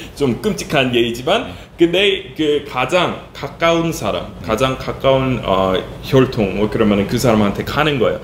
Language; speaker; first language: Korean; non-native, fluent; English